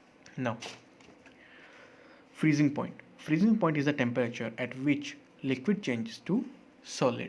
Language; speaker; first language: English; non-native, local second language; Hindi